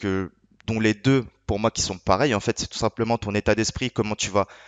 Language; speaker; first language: French; native; French